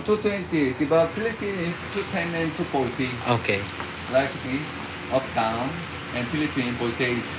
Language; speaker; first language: English; non-native, learner; Korean